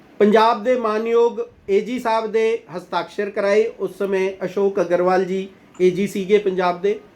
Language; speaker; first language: Punjabi; non-native, local second language; Hindi